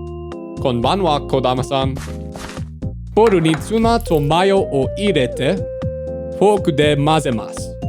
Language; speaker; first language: Japanese; non-native, learner; English